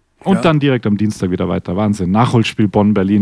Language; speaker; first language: German; native; German